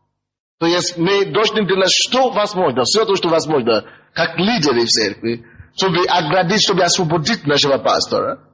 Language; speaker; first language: Russian; non-native, fluent; Yoruba